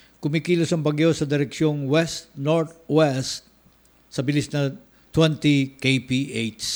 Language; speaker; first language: Filipino; non-native, local second language; Cebuano